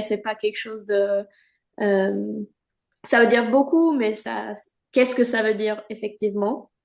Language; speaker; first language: French; non-native, fluent; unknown